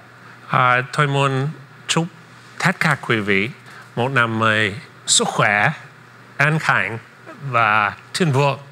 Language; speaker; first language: Vietnamese; non-native, fluent; English